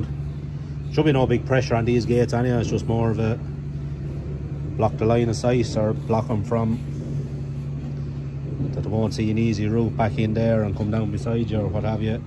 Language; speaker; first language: English; native; English